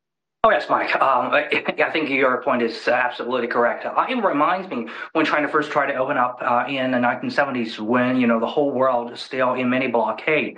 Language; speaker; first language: English; non-native, fluent; Chinese